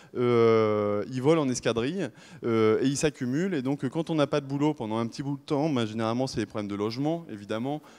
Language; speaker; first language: French; native; French